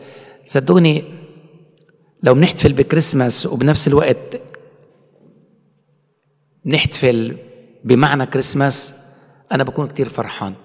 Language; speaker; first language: Arabic; native; Arabic